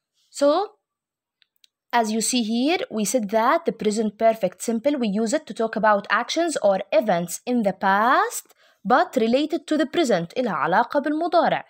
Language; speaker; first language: English; non-native, fluent; Arabic